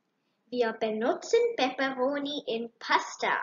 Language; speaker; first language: German; non-native, learner; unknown